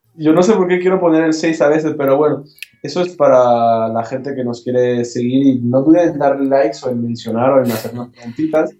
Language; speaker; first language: Spanish; non-native, fluent; French